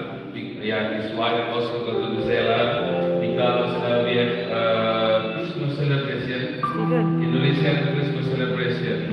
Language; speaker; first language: English; non-native, learner; Indonesian